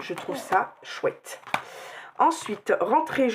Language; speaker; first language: French; native; French